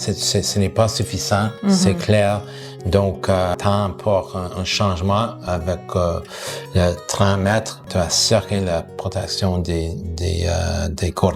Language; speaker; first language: French; non-native, local second language; English